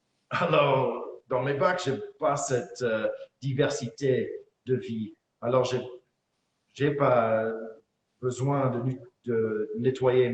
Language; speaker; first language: French; non-native, fluent; English